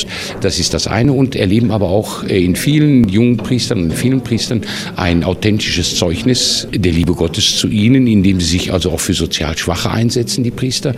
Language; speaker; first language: German; native; German